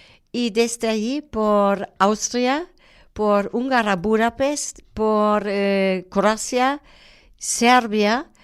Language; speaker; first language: Spanish; non-native, fluent; German